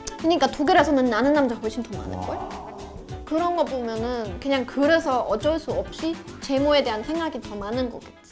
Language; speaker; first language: Korean; non-native, fluent; German